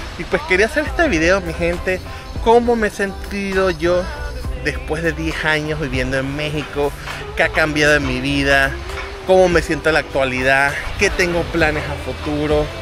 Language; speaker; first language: Spanish; native; Spanish